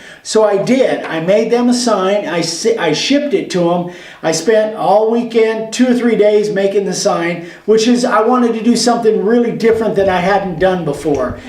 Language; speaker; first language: English; native; English